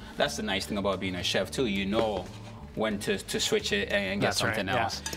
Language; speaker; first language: English; native; English